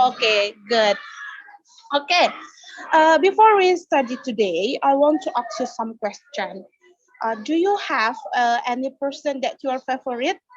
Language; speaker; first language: English; non-native, learner; Indonesian